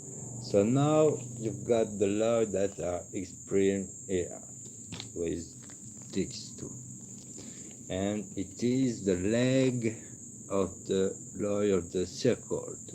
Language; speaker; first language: English; non-native, learner; French